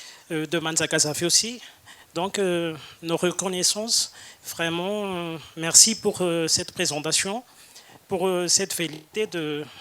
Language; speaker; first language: French; non-native, local second language; Malagasy